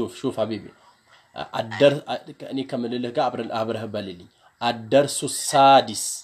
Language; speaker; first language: Arabic; non-native, fluent; Amharic